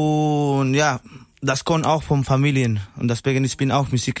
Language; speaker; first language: German; non-native, learner; Spanish